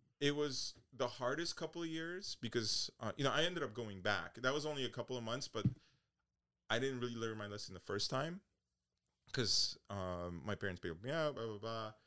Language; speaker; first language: English; early bilingual, other home language; Polish